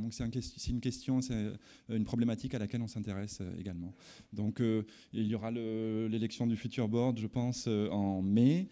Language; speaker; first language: French; native; French